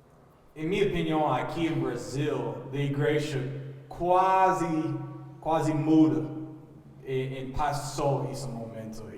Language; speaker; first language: Portuguese; non-native, learner; English